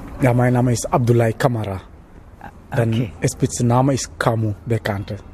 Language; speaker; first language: German; non-native, learner; Wolof